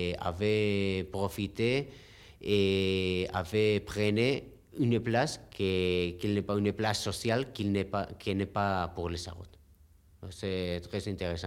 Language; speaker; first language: French; non-native, learner; Spanish